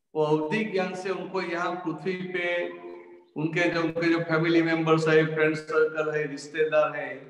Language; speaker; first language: Hindi; non-native, local second language; Gujarati